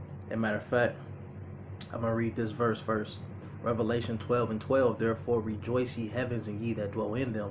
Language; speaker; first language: English; native; English